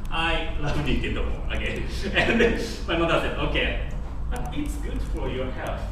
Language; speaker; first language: English; non-native, fluent; Japanese